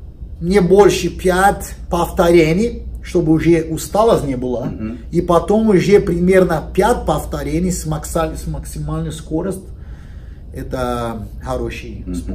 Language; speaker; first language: Russian; non-native, learner; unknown